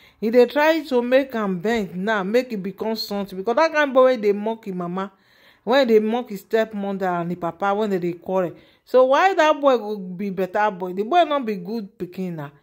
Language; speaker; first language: Nigerian Pidgin; native; Nigerian Pidgin